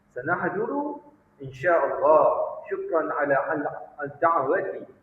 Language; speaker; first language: Arabic; non-native, learner; Malay